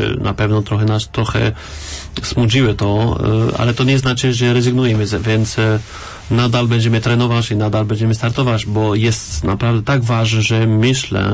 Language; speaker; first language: Polish; non-native, learner; French